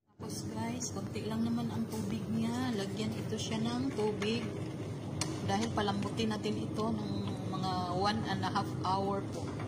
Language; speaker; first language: Filipino; non-native, local second language; Cebuano